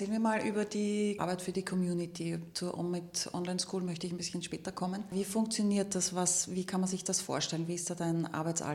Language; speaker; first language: German; native; German